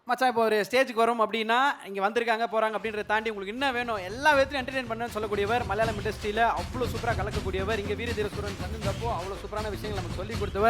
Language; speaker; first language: Tamil; native; Tamil